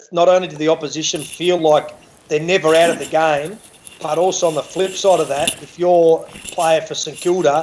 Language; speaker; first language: English; native; English